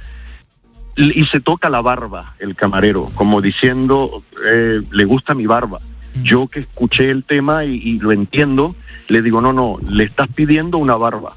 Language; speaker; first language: Spanish; early bilingual, heritage; Spanish